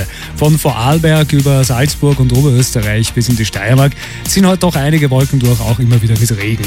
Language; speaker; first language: German; native; German